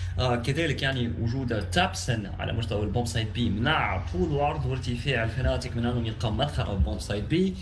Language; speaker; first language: Arabic; native; Arabic